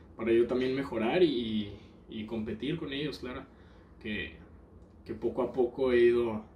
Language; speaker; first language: Spanish; native; Spanish